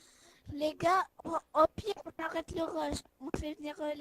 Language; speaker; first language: French; native; French